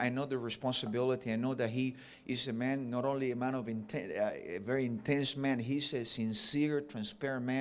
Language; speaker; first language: English; non-native, fluent; Spanish